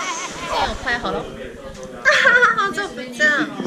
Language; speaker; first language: Chinese; non-native, learner; Japanese